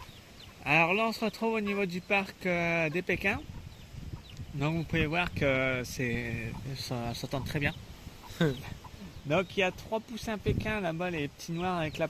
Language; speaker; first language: French; native; French